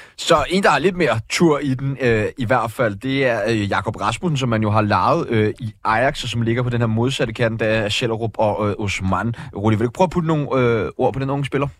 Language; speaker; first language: Danish; native; Danish